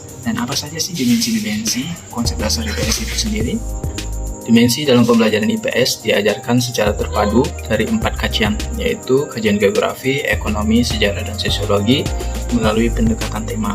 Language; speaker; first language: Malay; non-native, local second language; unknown